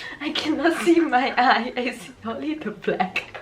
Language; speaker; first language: English; non-native, fluent; Thai